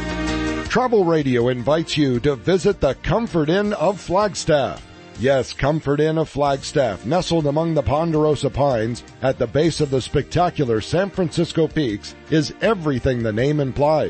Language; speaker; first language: English; native; English